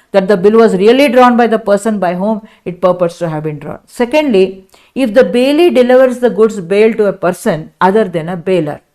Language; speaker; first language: English; non-native, local second language; Kannada